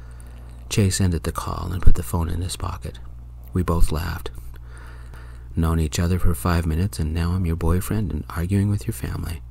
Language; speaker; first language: English; native; English